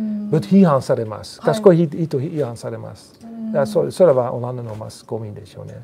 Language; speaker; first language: Japanese; non-native, learner; Dutch